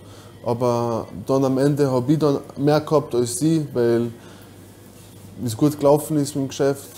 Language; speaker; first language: German; early bilingual, other home language; Bosnian